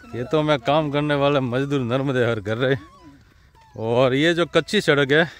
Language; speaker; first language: Hindi; non-native, local second language; Gujarati